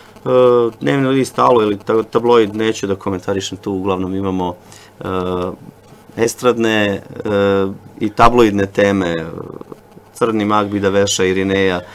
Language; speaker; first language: Serbian; native; Serbian